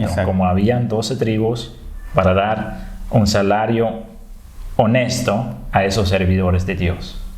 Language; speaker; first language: Spanish; non-native, fluent; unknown